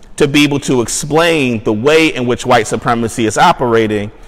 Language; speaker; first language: English; native; English